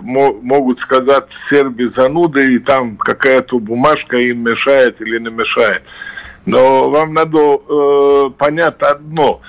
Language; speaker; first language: Russian; non-native, fluent; Serbian